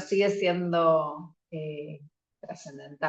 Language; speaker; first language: Spanish; native; Spanish